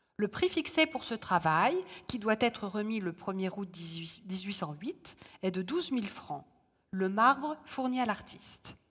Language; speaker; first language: French; native; French